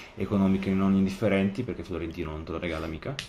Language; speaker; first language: Italian; non-native, fluent; Arabic